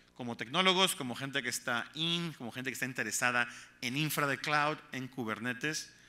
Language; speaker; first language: Spanish; native; Spanish